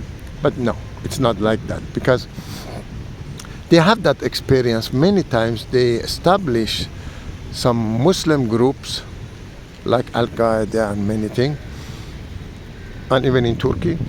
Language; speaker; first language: English; non-native, learner; Persian